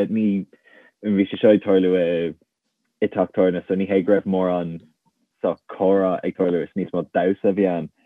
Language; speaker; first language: Irish; non-native, local second language; English